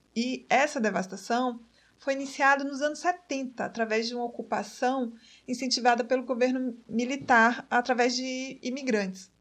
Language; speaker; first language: Portuguese; native; Portuguese